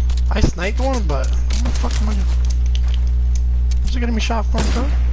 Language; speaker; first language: English; early bilingual, other home language; Spanish